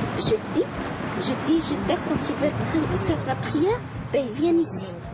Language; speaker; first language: French; non-native, local second language; Arabic